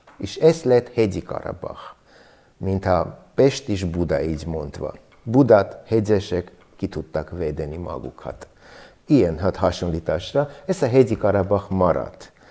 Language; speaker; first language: Hungarian; non-native, learner; Armenian